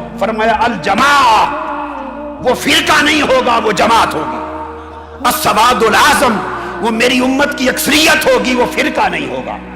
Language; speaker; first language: Urdu; native; Urdu